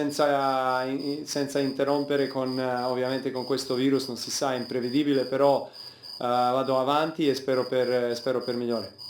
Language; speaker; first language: Italian; non-native, fluent; Serbian